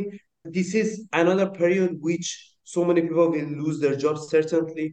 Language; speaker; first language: English; non-native, local second language; Persian